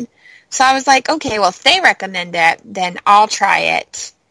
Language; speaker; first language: English; native; English